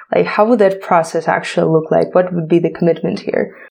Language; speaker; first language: English; non-native, fluent; Ukrainian